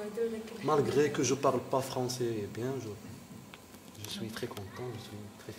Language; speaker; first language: French; non-native, local second language; Arabic